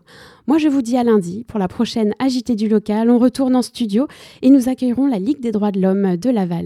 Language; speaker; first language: French; native; French